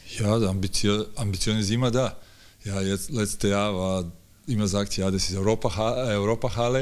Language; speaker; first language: German; non-native, learner; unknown